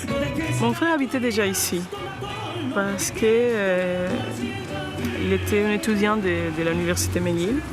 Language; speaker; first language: French; non-native, fluent; Spanish